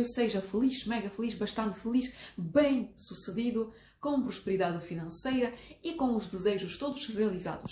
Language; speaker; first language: Portuguese; non-native, fluent; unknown